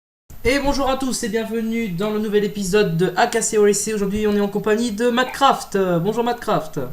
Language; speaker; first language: French; native; French